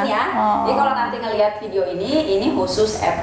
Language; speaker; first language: Indonesian; native; Indonesian